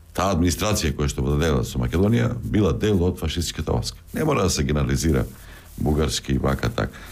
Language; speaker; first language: Macedonian; native; Macedonian